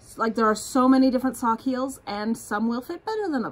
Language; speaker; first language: English; native; English